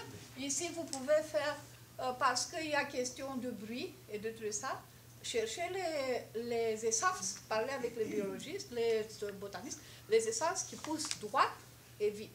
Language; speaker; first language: French; non-native, fluent; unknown